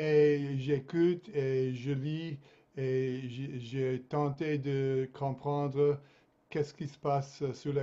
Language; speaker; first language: French; non-native, fluent; English